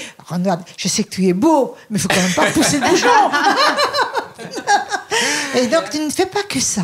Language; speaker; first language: French; native; French